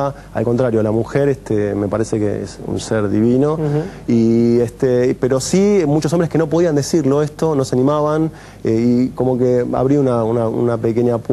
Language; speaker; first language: Spanish; native; Spanish